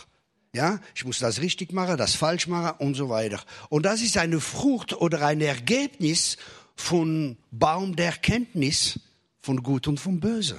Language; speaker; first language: German; non-native, fluent; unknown